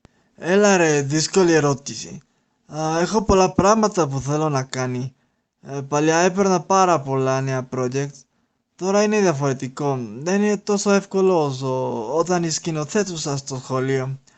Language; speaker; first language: Greek; non-native, learner; Spanish